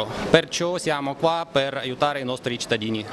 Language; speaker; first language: Italian; non-native, fluent; Ukrainian